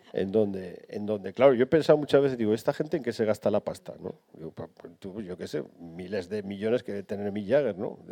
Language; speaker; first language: Spanish; native; Spanish